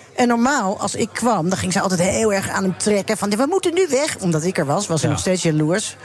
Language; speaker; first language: Dutch; native; Dutch